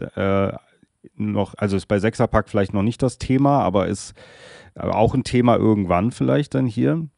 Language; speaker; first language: German; native; German